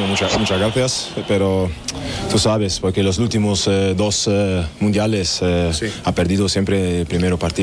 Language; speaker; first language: Spanish; non-native, learner; German